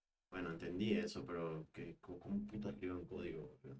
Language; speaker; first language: Spanish; native; Spanish